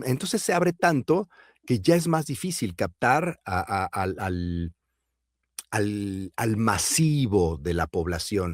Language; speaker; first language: Spanish; native; Spanish